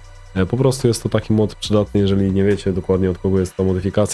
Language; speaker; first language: Polish; native; Polish